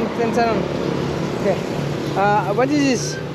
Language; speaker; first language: English; non-native, learner; French